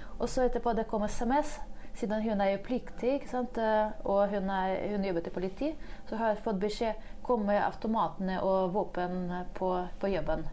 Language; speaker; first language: Norwegian; non-native, fluent; Ukrainian